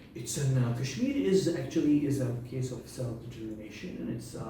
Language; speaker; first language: English; non-native, local second language; Urdu